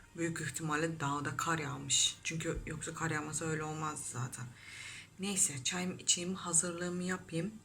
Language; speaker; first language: Turkish; non-native, fluent; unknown